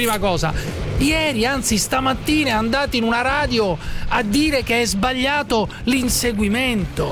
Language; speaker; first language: Italian; native; Italian